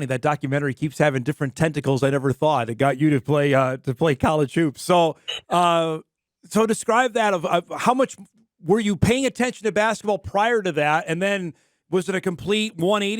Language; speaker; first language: English; native; English